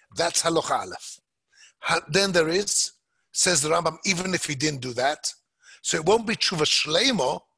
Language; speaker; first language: English; native; English